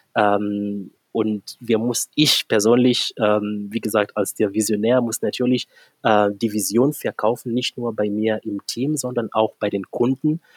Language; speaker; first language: German; non-native, fluent; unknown